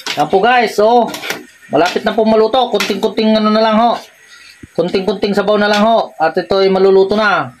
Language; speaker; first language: Filipino; non-native, local second language; Iloko